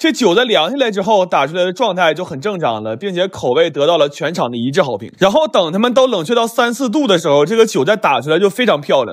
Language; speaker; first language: Chinese; native; Chinese